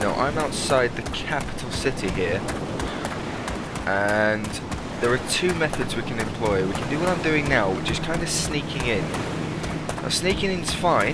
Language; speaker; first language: English; native; English